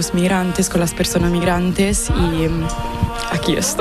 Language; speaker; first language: Spanish; non-native, fluent; Italian